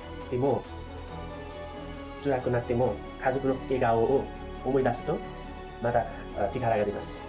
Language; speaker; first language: Japanese; non-native, learner; Nepali